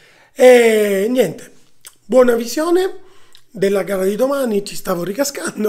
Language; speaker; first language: Italian; native; Italian